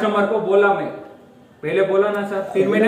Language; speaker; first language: Hindi; non-native, local second language; Kannada